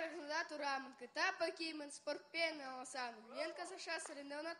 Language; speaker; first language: Kazakh; non-native, local second language; Russian